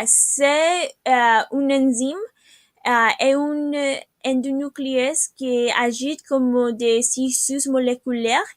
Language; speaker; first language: French; non-native, learner; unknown